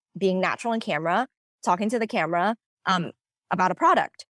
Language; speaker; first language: English; non-native, local second language; Cantonese